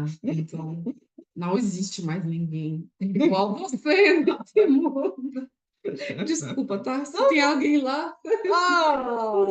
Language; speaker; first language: Portuguese; non-native, fluent; Russian